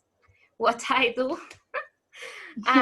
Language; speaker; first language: English; non-native, fluent; Spanish